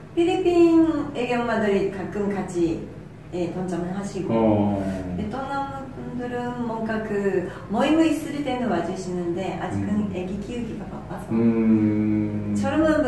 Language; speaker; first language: Korean; non-native, fluent; Japanese